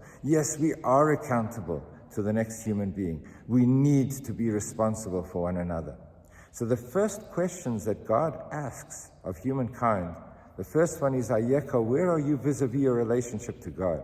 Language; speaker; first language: English; native; English